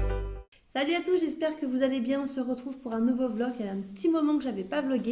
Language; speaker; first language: French; native; French